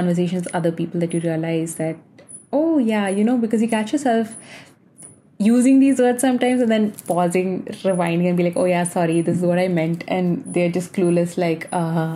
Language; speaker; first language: English; non-native, local second language; Malayalam